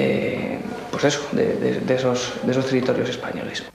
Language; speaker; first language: Spanish; native; Spanish